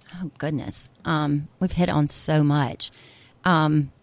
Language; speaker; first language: English; native; English